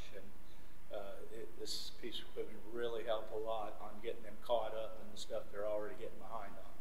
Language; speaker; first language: English; native; English